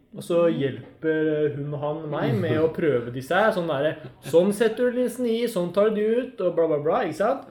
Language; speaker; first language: Norwegian; native; Norwegian